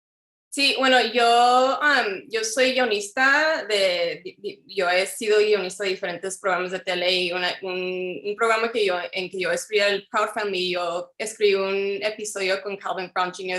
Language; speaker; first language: Spanish; early bilingual, heritage; Spanish